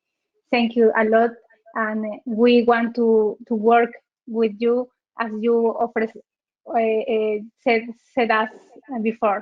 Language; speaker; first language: English; non-native, learner; Spanish